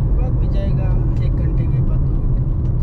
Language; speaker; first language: Hindi; native; Hindi